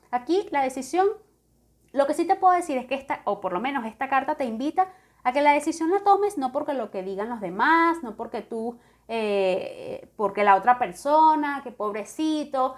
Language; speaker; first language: Spanish; native; Spanish